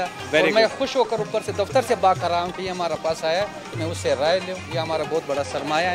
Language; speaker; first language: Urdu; non-native, local second language; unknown